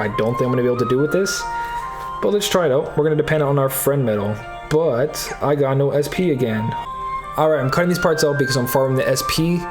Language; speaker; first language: English; native; English